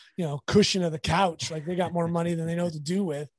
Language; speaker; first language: English; native; English